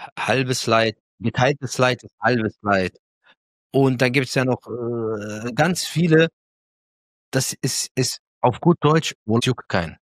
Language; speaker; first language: German; early bilingual, other home language; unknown